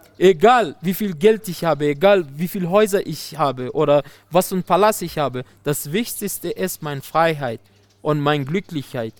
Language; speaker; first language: German; non-native, fluent; Persian